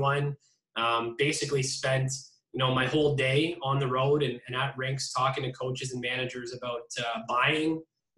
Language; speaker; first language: English; native; English